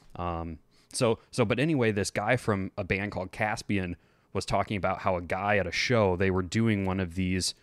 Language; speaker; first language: English; native; English